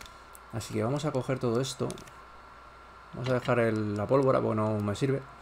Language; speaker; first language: Spanish; native; Spanish